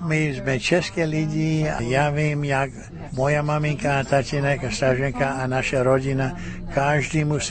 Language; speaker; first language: Czech; early bilingual, heritage; Czech